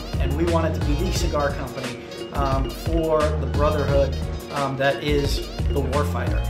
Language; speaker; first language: English; native; English